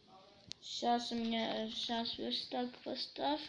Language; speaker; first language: Russian; early bilingual, heritage; Russian